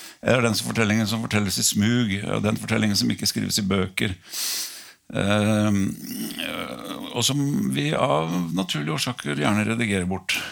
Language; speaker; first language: Norwegian; native; Norwegian